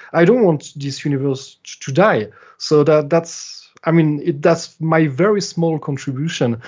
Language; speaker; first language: English; non-native, fluent; French